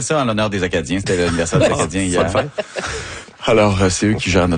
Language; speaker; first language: French; native; French